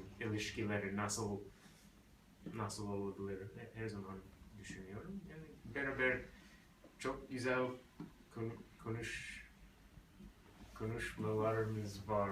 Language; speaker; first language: Turkish; non-native, learner; English